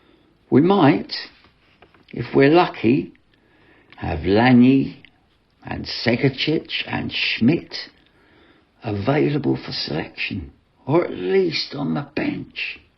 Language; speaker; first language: English; native; English